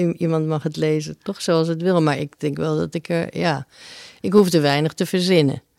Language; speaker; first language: Dutch; early bilingual, other home language; Spanish